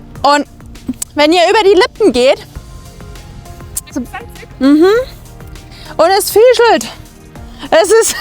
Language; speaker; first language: German; native; German